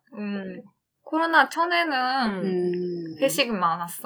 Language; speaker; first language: Korean; non-native, fluent; Japanese